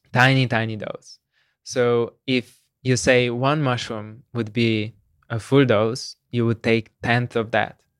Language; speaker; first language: English; non-native, fluent; Slovenian